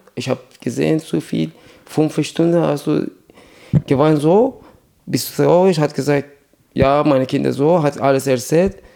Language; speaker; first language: German; non-native, learner; Persian